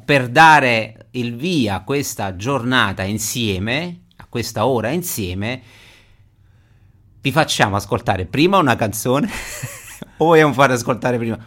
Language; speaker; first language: Italian; native; Italian